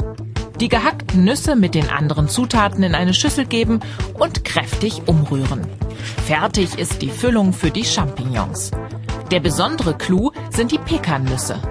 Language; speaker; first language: German; native; German